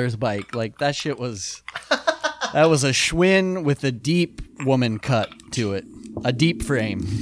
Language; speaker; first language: English; native; English